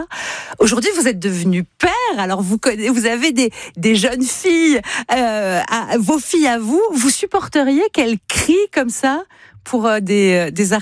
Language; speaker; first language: French; native; French